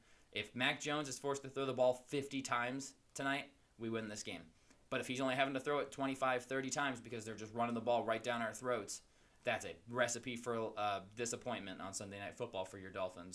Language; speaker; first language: English; native; English